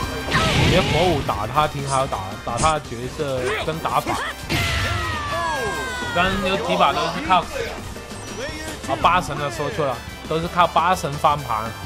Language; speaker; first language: Chinese; native; Chinese